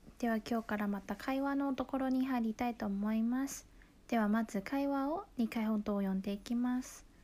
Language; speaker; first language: Japanese; non-native, local second language; Chinese